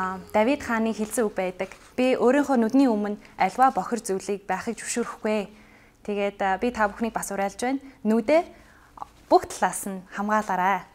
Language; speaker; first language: Mongolian; non-native, fluent; English